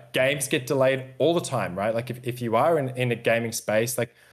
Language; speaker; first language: English; native; English